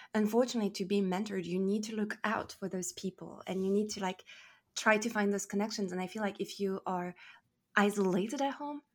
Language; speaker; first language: English; non-native, fluent; French